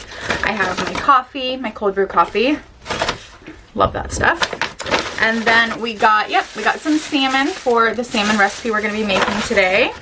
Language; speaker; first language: English; native; English